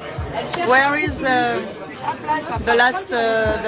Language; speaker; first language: English; non-native, learner; French